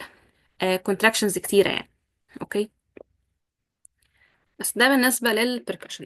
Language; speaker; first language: Arabic; native; Arabic